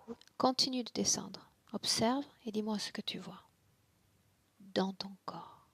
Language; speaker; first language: French; native; French